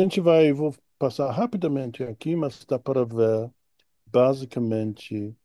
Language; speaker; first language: Portuguese; non-native, fluent; English